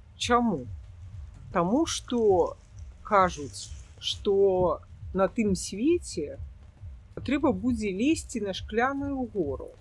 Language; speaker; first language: Belarusian; native; Belarusian